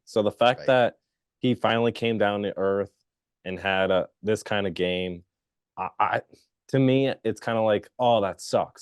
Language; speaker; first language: English; native; English